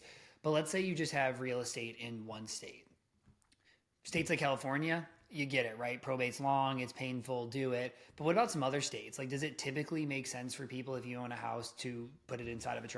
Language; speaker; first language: English; native; English